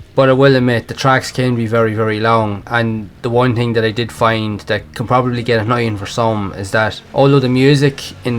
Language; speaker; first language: English; native; English